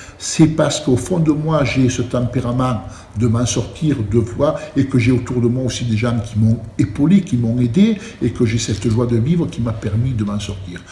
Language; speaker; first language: French; early bilingual, other home language; Italian